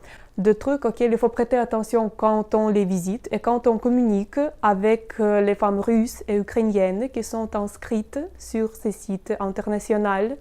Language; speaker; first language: French; non-native, fluent; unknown